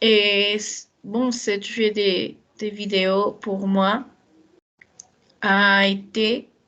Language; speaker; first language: French; non-native, learner; Spanish